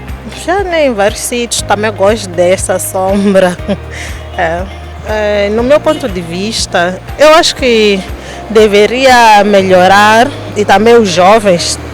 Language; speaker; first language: Portuguese; non-native, local second language; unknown